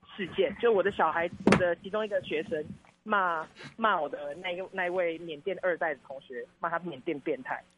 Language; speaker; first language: Chinese; native; Chinese